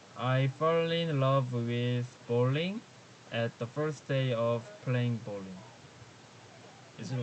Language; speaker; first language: English; non-native, learner; Korean